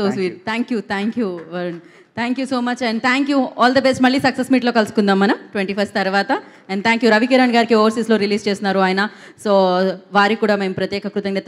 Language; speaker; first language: Telugu; native; Telugu